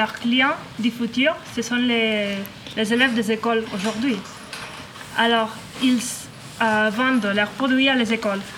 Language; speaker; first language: French; non-native, learner; Catalan